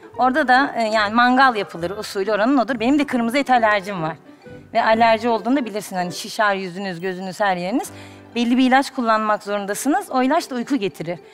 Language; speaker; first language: Turkish; native; Turkish